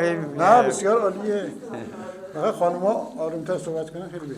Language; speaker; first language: Persian; native; Persian